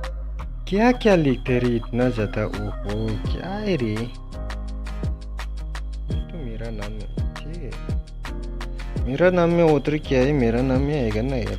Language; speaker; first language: Hindi; non-native, local second language; Bodo